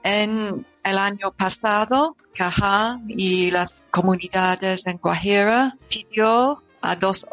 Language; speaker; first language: Spanish; non-native, learner; English